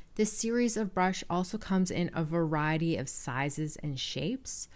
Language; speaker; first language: English; native; English